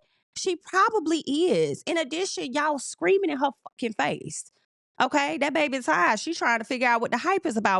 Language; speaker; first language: English; native; English